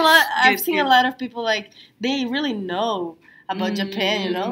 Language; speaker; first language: English; non-native, fluent; Portuguese